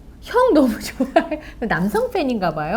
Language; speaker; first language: Korean; native; Korean